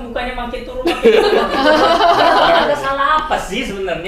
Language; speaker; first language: Indonesian; native; Indonesian